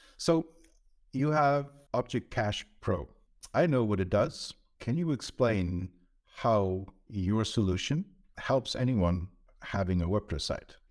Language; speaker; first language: English; non-native, fluent; Dutch